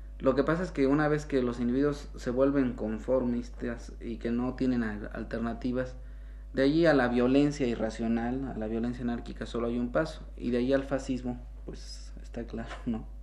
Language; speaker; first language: Spanish; native; Spanish